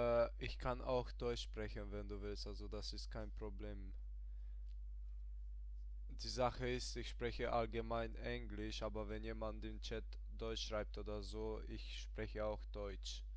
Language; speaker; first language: German; early bilingual, other home language; Hungarian